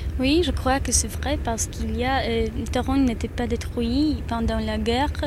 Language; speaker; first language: French; non-native, learner; Polish